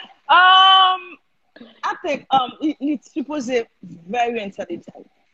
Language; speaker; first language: English; non-native, learner; Haitian Creole